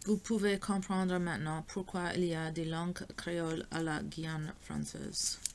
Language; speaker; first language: French; non-native, learner; English